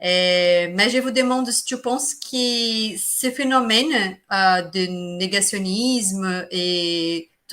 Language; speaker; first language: French; non-native, fluent; Portuguese